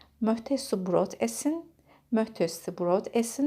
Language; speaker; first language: German; non-native, fluent; Turkish